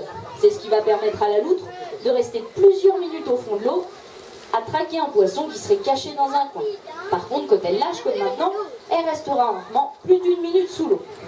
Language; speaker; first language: French; native; French